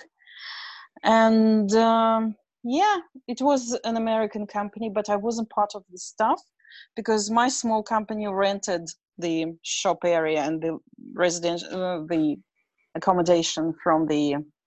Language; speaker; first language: English; non-native, fluent; Russian